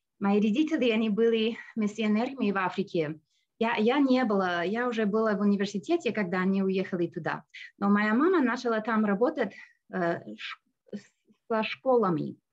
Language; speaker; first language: Russian; non-native, fluent; English